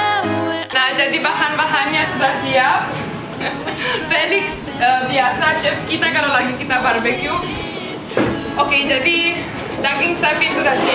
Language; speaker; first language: Indonesian; non-native, fluent; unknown